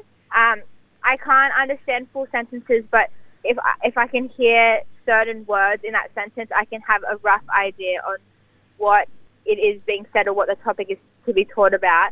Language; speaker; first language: English; native; English